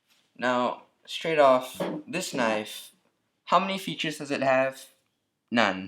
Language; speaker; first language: English; native; English